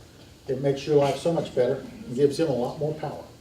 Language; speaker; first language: English; native; English